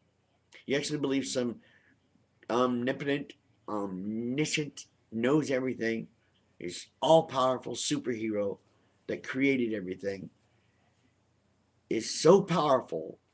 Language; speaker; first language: English; native; English